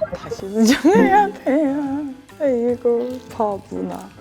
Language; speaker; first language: Korean; non-native, learner; Turkish